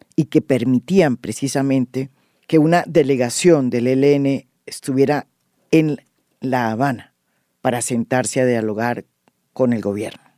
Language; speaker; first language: Spanish; native; Spanish